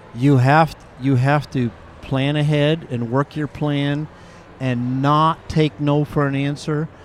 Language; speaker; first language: English; native; English